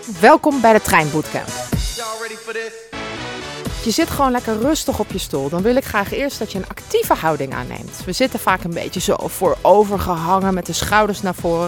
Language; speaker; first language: Dutch; native; Dutch